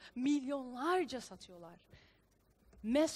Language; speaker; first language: Turkish; early bilingual, heritage; Turkish